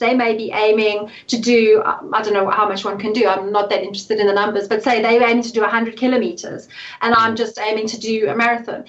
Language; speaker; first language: English; native; English